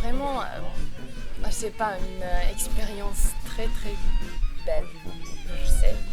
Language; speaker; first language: French; non-native, fluent; Serbian